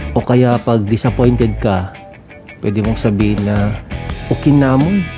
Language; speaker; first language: Filipino; non-native, local second language; Iloko